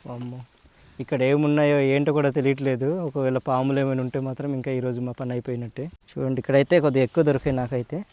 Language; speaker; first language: Telugu; non-native, local second language; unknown